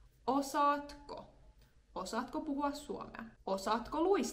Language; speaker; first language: Finnish; non-native, fluent; English